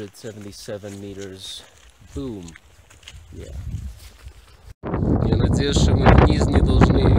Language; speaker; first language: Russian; early bilingual, heritage; Russian